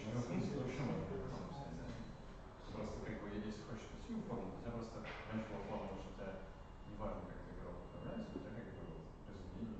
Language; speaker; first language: Russian; native; Russian